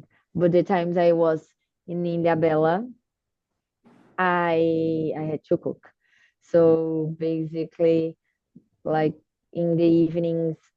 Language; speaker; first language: English; non-native, learner; Portuguese